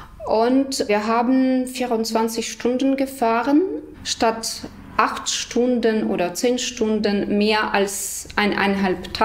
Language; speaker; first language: German; non-native, fluent; Ukrainian